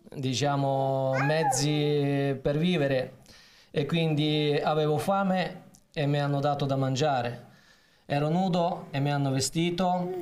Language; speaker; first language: Italian; non-native, fluent; Ukrainian